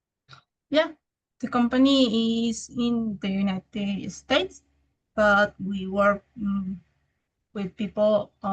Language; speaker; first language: English; non-native, learner; Spanish